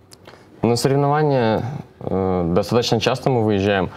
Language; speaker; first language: Russian; native; Russian